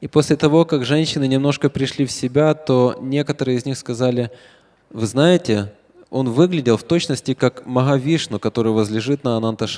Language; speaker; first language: Russian; native; Russian